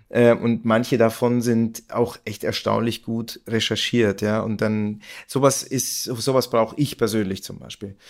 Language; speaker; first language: German; native; German